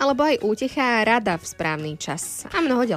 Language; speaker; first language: Slovak; native; Slovak